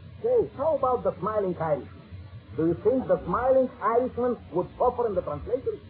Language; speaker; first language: English; non-native, fluent; Russian